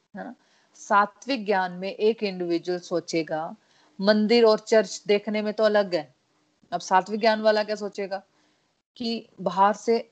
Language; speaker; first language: Hindi; non-native, local second language; Punjabi